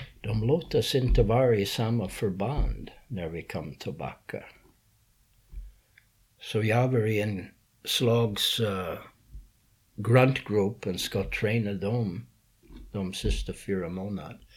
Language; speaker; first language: Swedish; non-native, learner; English